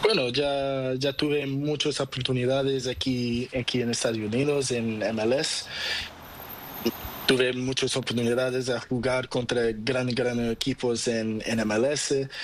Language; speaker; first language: Spanish; non-native, learner; Portuguese